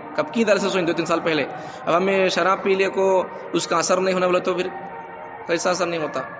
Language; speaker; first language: Urdu; native; Urdu